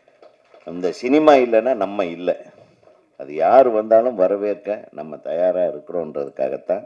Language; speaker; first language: Tamil; native; Tamil